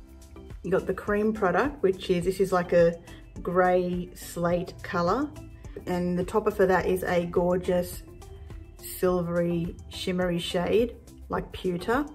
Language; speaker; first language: English; native; English